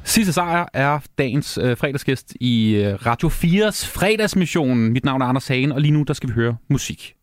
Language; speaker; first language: Danish; native; Danish